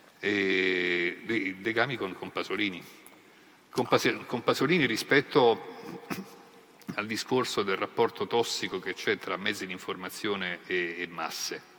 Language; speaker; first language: Italian; native; Italian